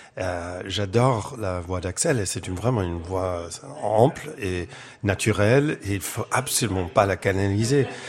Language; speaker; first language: French; non-native, fluent; English